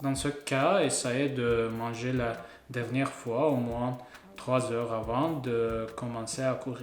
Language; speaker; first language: French; non-native, learner; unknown